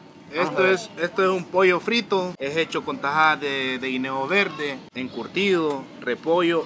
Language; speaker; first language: Spanish; native; Spanish